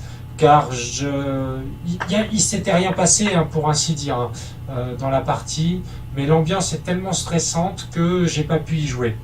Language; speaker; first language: French; native; French